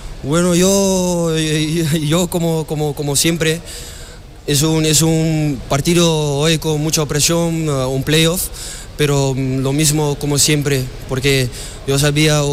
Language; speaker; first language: Spanish; non-native, learner; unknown